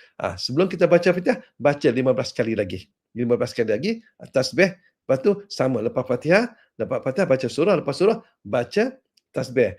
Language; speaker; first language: Malay; native; Malay